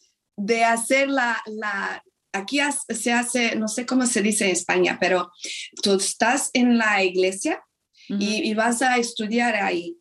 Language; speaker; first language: Spanish; non-native, fluent; Portuguese